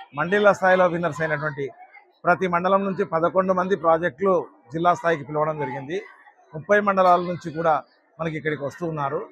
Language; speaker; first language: Telugu; native; Telugu